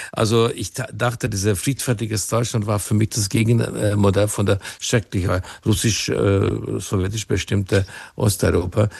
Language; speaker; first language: German; non-native, fluent; Hungarian